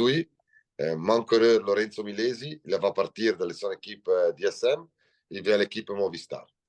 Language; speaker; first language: French; non-native, learner; Italian